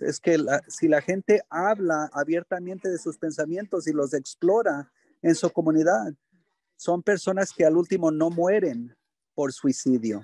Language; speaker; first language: Spanish; early bilingual, heritage; English